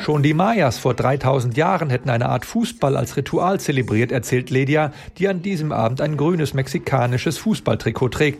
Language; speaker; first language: German; native; German